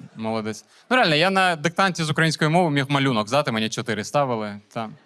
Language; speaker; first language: Ukrainian; non-native, local second language; Russian